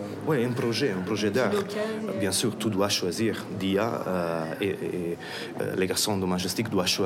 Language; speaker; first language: French; non-native, fluent; Italian